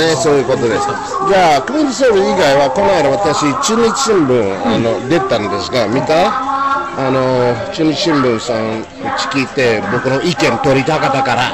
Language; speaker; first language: Japanese; non-native, fluent; English